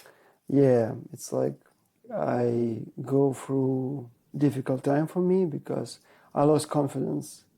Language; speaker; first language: English; non-native, learner; Ukrainian